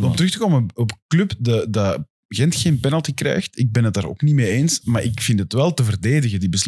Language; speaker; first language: Dutch; native; Dutch